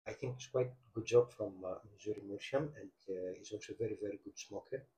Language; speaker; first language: English; non-native, fluent; Greek